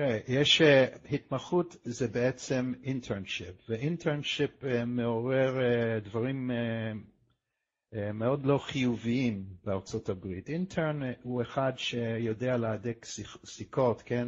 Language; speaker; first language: Hebrew; non-native, fluent; English